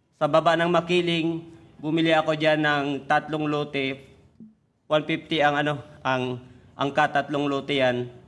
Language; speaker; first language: Filipino; non-native, local second language; Masbatenyo